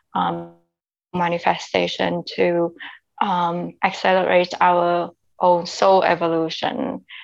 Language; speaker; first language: English; non-native, fluent; Vietnamese